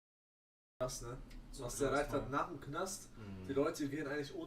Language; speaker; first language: German; native; German